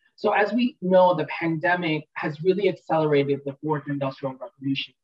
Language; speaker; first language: English; native; English